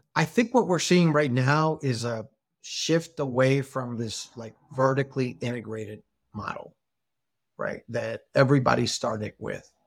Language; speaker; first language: English; non-native, fluent; Spanish